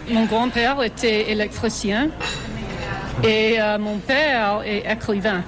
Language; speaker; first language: French; non-native, fluent; English